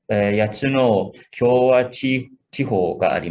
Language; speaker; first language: Japanese; non-native, fluent; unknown